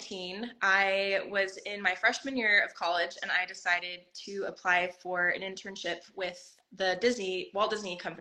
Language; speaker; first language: English; native; English